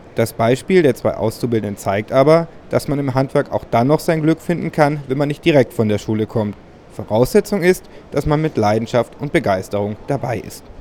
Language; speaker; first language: German; native; German